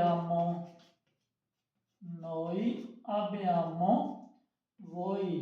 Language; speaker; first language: Italian; non-native, learner; Urdu